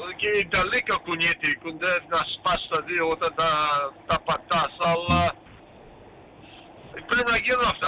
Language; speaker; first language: Greek; early bilingual, heritage; Greek